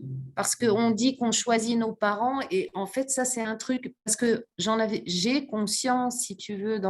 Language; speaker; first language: French; native; French